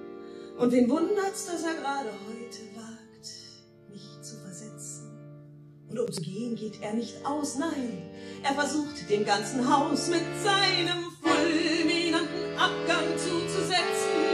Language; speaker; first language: German; native; German